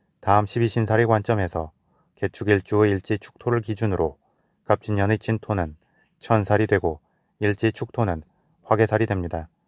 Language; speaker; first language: Korean; native; Korean